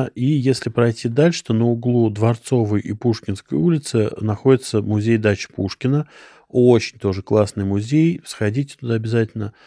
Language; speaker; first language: Russian; native; Russian